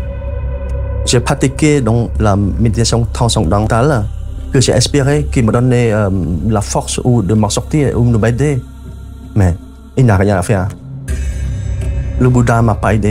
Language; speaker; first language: French; non-native, fluent; Khmer